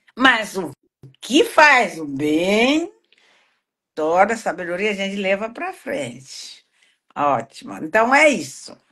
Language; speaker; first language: Portuguese; non-native, fluent; Swahili